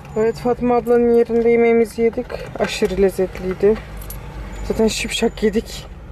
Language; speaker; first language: Turkish; early bilingual, heritage; Turkish